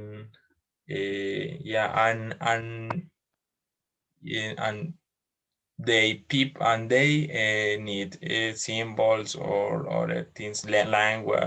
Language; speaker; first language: English; non-native, learner; Spanish